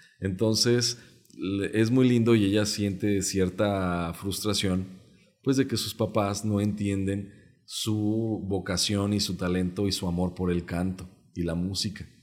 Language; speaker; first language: Spanish; non-native, local second language; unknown